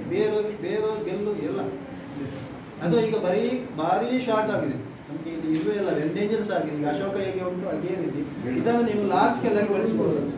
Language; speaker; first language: Kannada; non-native, local second language; Malayalam